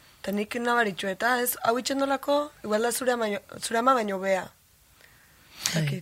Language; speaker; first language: Basque; native; Basque